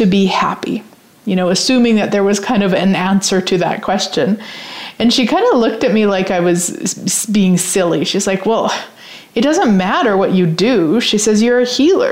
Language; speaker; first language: English; native; English